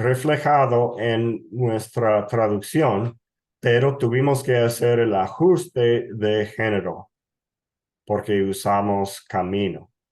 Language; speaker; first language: Spanish; non-native, fluent; English